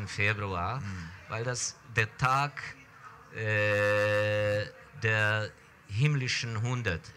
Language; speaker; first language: German; non-native, fluent; Ukrainian